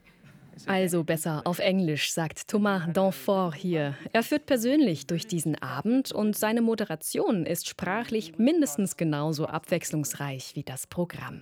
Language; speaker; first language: German; native; German